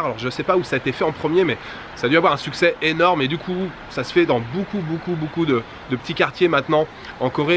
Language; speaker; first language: French; native; French